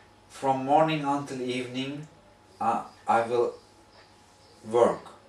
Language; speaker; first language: English; non-native, fluent; Turkish